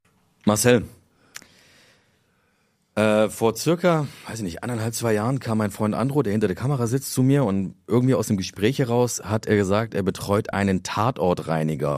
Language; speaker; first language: German; native; German